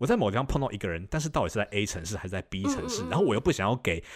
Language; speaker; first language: Chinese; native; Chinese